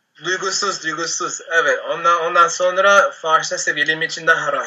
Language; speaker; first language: Turkish; non-native, fluent; Spanish